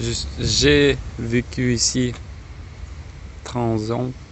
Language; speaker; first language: French; non-native, learner; Russian